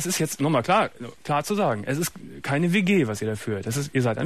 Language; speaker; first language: German; native; German